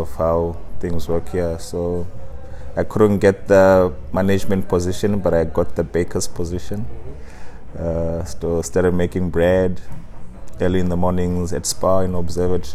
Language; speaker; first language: English; non-native, local second language; Shona